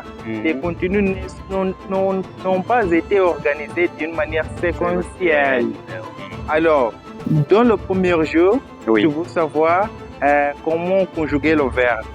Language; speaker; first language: French; non-native, fluent; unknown